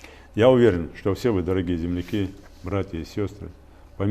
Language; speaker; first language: Russian; non-native, local second language; Ingush